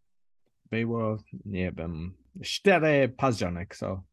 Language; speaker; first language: Polish; non-native, learner; English